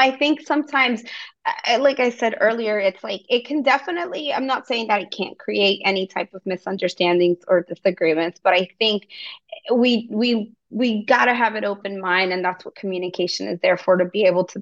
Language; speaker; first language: English; early bilingual, other home language; Spanish